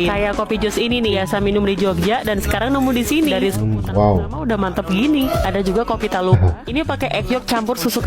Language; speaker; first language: Indonesian; native; Indonesian